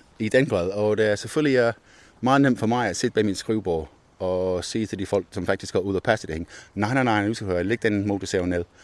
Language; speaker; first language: Danish; non-native, fluent; English